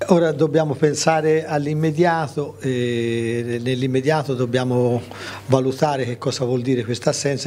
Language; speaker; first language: Italian; native; Italian